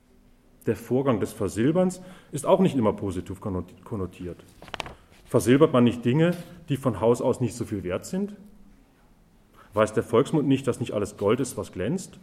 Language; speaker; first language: German; native; German